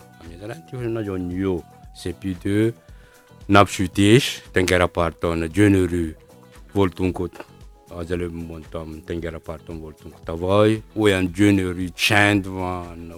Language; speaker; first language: Hungarian; non-native, fluent; Malagasy